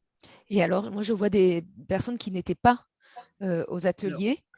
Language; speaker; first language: French; native; French